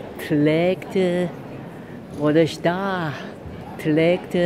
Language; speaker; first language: German; non-native, learner; Chinese